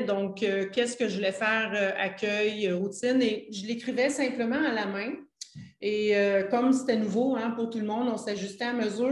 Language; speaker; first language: French; native; French